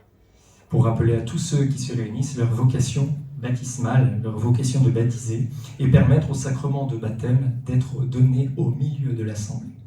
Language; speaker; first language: French; native; French